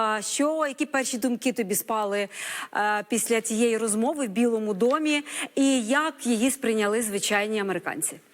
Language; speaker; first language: Ukrainian; native; Ukrainian